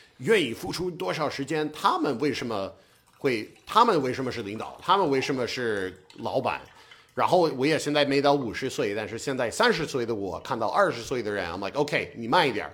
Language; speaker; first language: Chinese; non-native, fluent; English